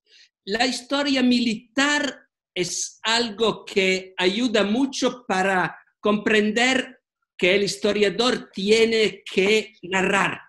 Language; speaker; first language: Spanish; non-native, fluent; Italian